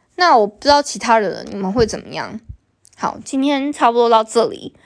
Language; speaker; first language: Chinese; non-native, local second language; Min Nan Chinese